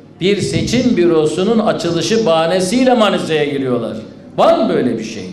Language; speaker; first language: Turkish; native; Turkish